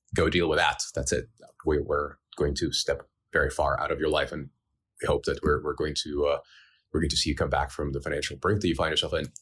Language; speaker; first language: English; early bilingual, other home language; Ukrainian